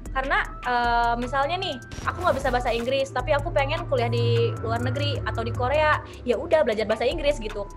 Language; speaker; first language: Indonesian; native; Indonesian